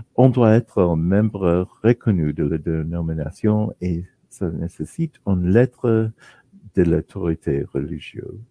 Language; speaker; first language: French; non-native, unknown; English